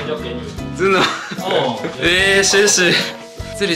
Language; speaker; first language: Chinese; non-native, fluent; Japanese